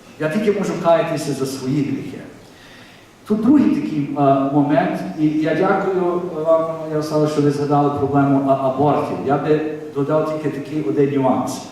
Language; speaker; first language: Ukrainian; early bilingual, heritage; Ukrainian